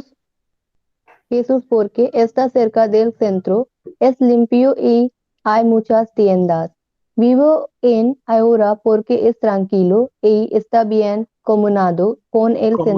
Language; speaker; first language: Spanish; non-native, learner; Hindi